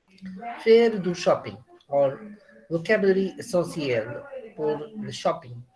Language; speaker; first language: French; non-native, fluent; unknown